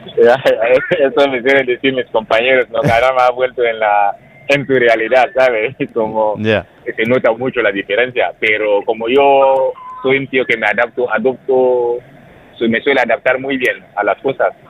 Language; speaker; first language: Spanish; non-native, fluent; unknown